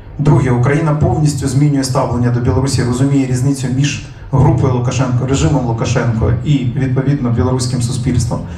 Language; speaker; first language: Ukrainian; native; Ukrainian